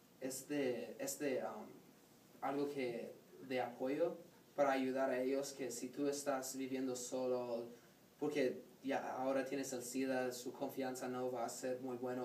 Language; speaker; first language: Spanish; non-native, learner; English